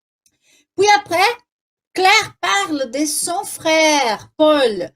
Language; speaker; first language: French; non-native, fluent; Portuguese